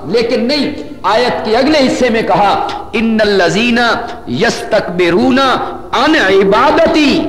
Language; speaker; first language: Urdu; non-native, local second language; Punjabi